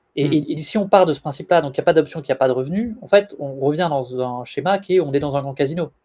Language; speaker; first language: French; native; French